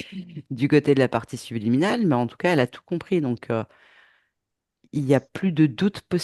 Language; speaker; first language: French; native; French